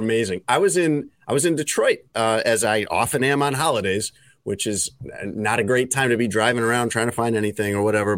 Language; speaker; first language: English; native; English